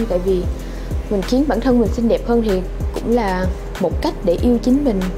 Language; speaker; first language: Vietnamese; native; Vietnamese